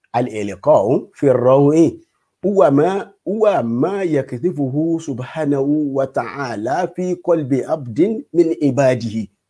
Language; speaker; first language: Arabic; non-native, fluent; Yoruba